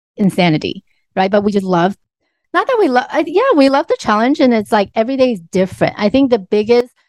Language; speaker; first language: English; early bilingual, other home language; Chinese